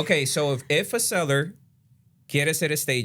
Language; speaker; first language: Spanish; early bilingual, other home language; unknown